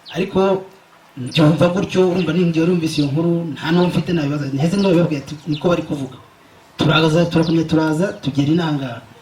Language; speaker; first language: Kinyarwanda; native; Kinyarwanda